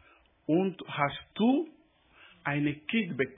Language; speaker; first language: German; non-native, learner; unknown